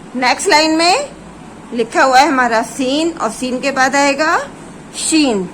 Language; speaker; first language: Hindi; native; Hindi